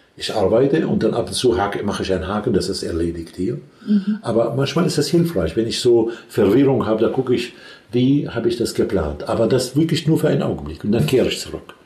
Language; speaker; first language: German; non-native, fluent; Arabic